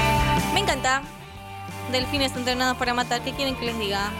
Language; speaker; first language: Spanish; native; Spanish